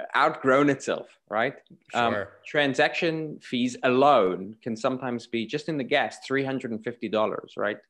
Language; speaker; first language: English; native; English